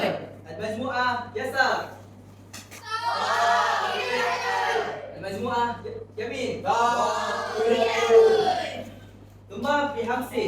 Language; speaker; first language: Arabic; non-native, learner; Malay